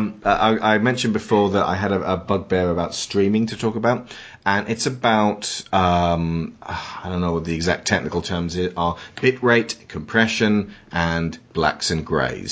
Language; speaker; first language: English; native; English